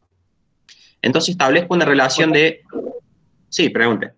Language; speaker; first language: Spanish; native; Spanish